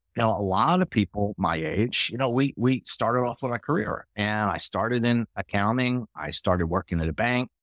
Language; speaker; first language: English; native; English